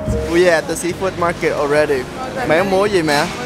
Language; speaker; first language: English; non-native, fluent; Vietnamese